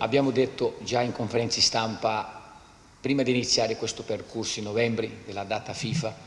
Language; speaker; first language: Italian; non-native, fluent; Portuguese